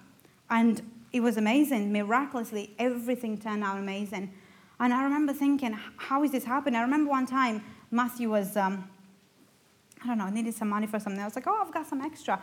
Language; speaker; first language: English; non-native, fluent; Romanian